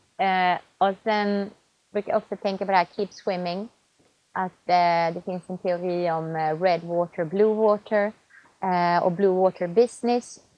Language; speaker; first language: Swedish; native; Swedish